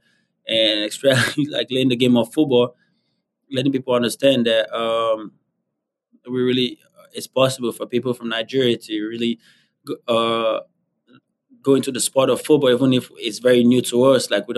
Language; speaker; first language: English; non-native, local second language; Igbo